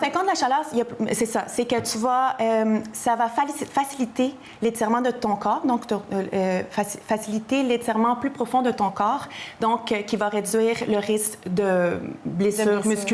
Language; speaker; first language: French; native; French